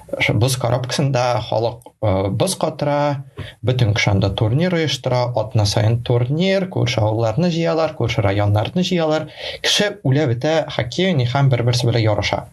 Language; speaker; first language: Tatar; native; Tatar